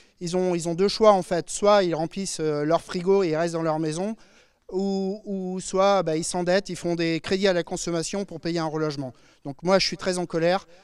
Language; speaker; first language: French; native; French